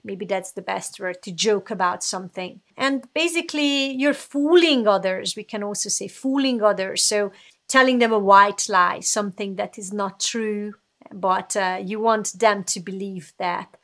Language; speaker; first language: English; non-native, fluent; Hungarian